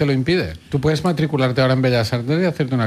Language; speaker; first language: Spanish; native; Spanish